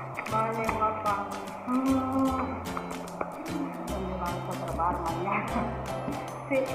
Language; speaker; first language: Spanish; non-native, learner; Filipino